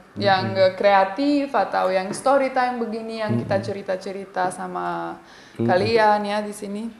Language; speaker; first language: Indonesian; non-native, fluent; Romanian